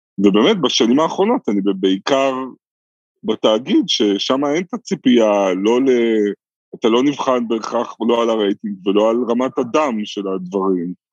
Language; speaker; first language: Hebrew; native; Hebrew